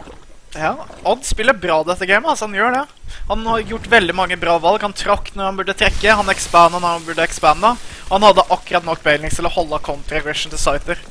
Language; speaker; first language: Norwegian; native; Norwegian